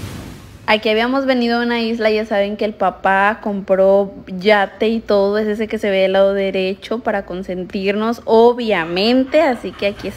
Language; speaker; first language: Spanish; native; Spanish